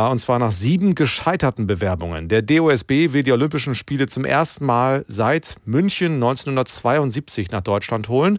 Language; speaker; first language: German; native; German